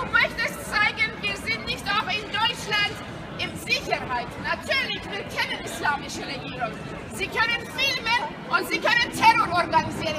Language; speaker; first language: German; non-native, learner; Persian